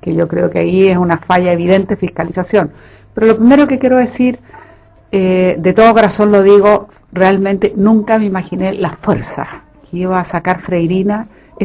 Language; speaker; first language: Spanish; native; Spanish